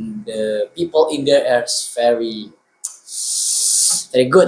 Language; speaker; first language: English; non-native, learner; Indonesian